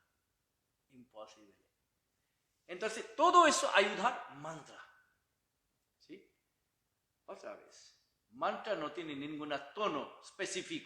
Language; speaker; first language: Spanish; non-native, learner; Bangla